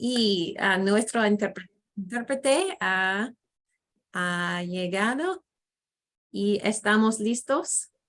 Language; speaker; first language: Spanish; non-native, fluent; English